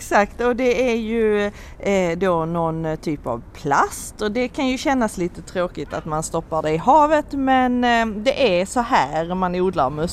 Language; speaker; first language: Swedish; native; Swedish